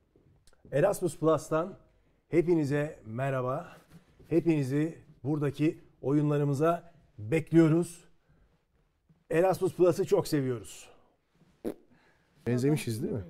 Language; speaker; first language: Turkish; native; Turkish